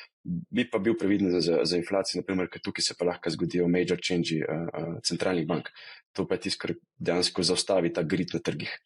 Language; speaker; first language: Slovenian; native; Slovenian